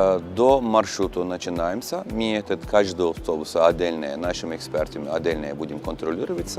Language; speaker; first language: Russian; non-native, learner; Turkish